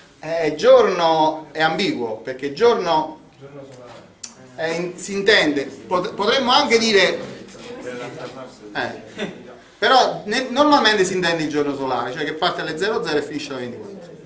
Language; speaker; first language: Italian; native; Italian